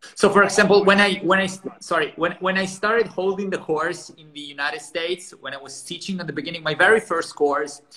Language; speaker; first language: English; non-native, fluent; Italian